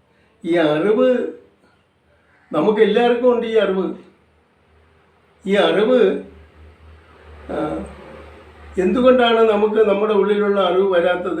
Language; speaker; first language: Malayalam; native; Malayalam